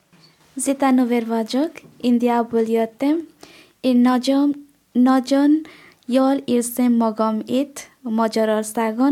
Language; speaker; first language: Hungarian; non-native, learner; Odia